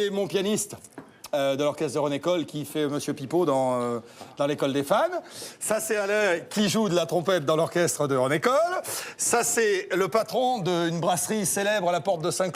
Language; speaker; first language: French; native; French